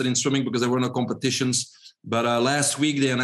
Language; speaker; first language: English; non-native, fluent; Dutch